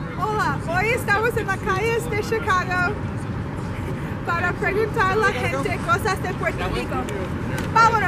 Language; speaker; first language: Spanish; non-native, learner; English